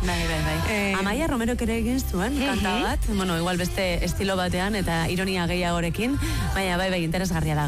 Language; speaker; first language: Basque; native; Basque